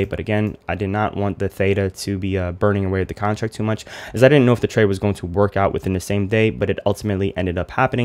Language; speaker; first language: English; native; English